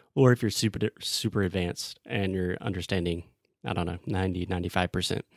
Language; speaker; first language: English; native; English